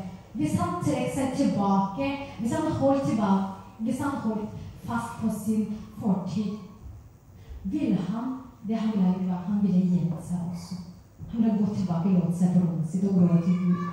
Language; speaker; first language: Norwegian; non-native, fluent; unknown